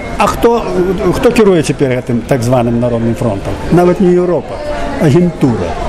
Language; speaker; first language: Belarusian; native; Belarusian